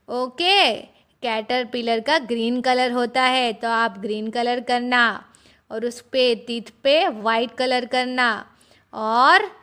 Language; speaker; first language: Hindi; non-native, local second language; Gujarati